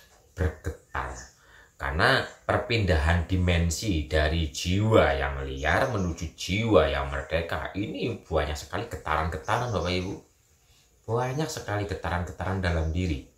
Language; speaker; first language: Indonesian; native; Indonesian